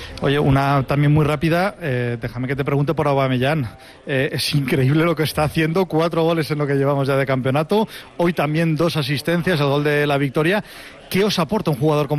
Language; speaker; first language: Spanish; native; Spanish